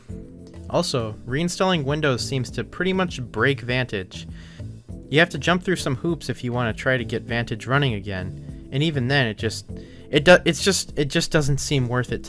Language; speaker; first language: English; native; English